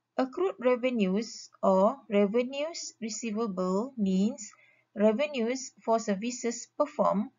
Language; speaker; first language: English; non-native, local second language; Malay